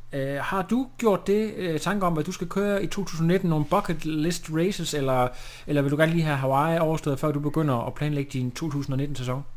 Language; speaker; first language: Danish; native; Danish